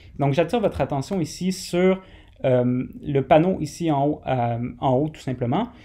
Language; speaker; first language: French; native; French